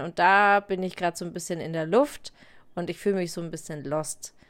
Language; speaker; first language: German; native; German